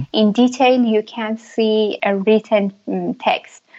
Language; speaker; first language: English; non-native, fluent; Persian